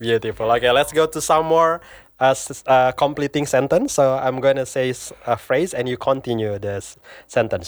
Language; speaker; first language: English; non-native, fluent; Indonesian